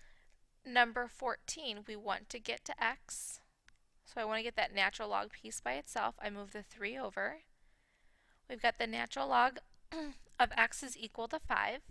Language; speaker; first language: English; native; English